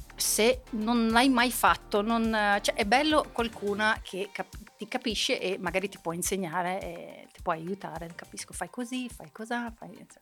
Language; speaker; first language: Italian; non-native, fluent; Dutch